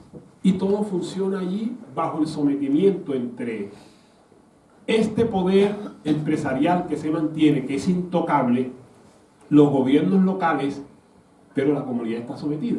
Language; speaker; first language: Spanish; native; Spanish